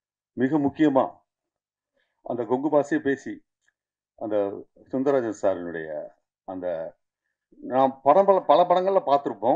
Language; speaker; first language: Tamil; native; Tamil